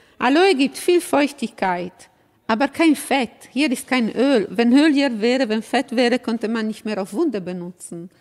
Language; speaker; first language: German; non-native, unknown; Italian